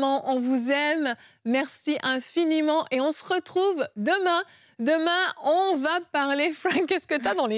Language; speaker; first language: French; native; French